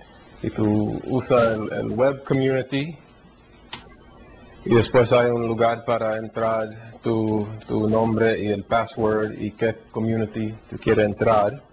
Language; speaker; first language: Spanish; early bilingual, heritage; Spanish